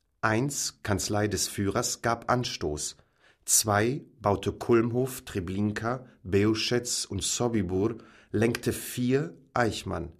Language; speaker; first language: German; native; German